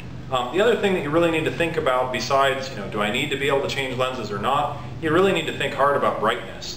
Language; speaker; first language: English; native; English